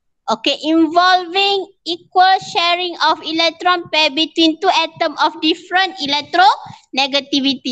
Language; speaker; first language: English; non-native, local second language; Malay